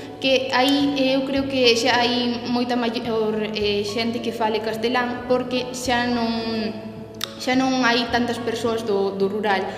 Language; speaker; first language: Galician; native; Galician